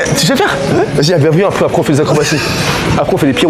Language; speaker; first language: French; native; French